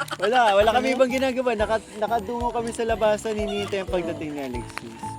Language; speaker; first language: Filipino; native; Filipino